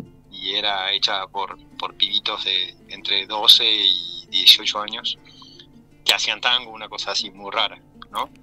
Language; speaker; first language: Spanish; native; Spanish